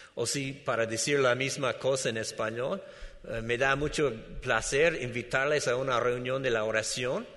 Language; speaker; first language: Spanish; non-native, fluent; English